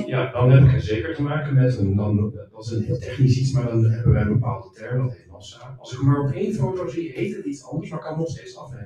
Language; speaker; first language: Dutch; native; Dutch